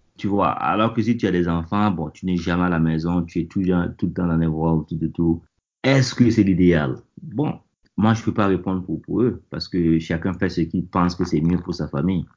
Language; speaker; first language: French; non-native, local second language; Mossi